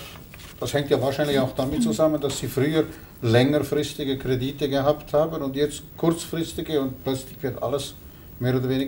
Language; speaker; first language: German; native; German